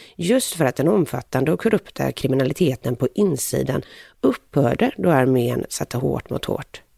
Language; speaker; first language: Swedish; native; Swedish